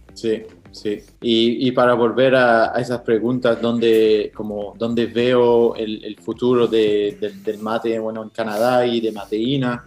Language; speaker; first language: Spanish; non-native, fluent; French